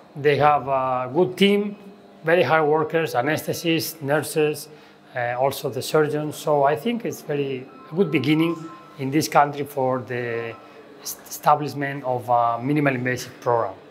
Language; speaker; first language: English; non-native, fluent; Spanish